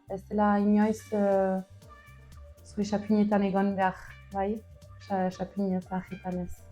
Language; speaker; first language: Basque; non-native, local second language; French